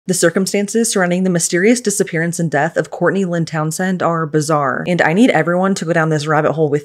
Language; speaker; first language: English; native; English